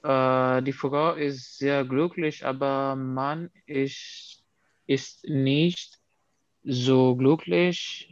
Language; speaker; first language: German; non-native, learner; Urdu